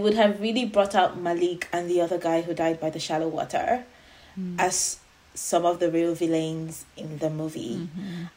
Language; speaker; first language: English; non-native, local second language; Yoruba